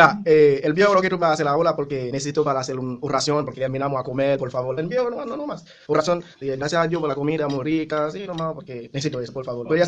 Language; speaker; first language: Spanish; non-native, learner; Haitian Creole